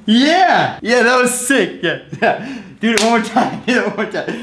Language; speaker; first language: English; native; English